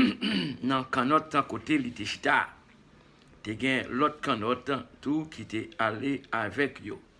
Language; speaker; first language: French; non-native, local second language; Haitian Creole